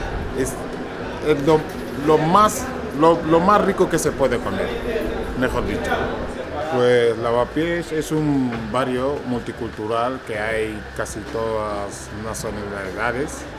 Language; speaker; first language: Spanish; non-native, fluent; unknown